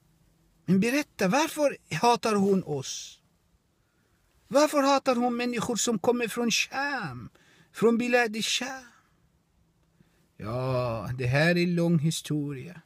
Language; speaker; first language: Swedish; non-native, fluent; Arabic